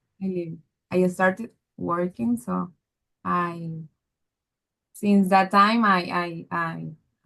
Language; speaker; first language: English; non-native, learner; Spanish